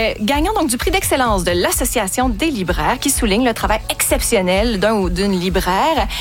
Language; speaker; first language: French; native; French